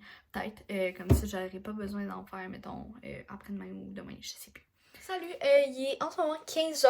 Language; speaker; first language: French; native; French